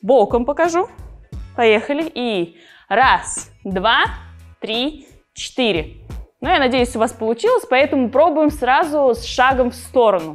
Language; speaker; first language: Russian; native; Russian